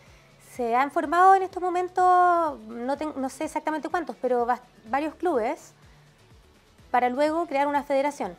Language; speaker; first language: Spanish; native; Spanish